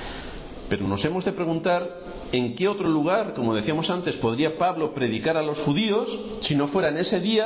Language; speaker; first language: Spanish; native; Spanish